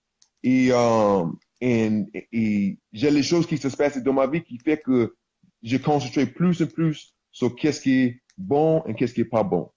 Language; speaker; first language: French; non-native, learner; English